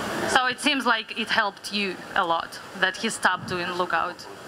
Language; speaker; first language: English; non-native, fluent; Russian